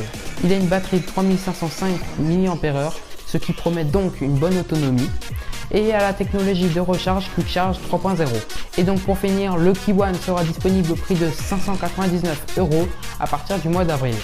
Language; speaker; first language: French; native; French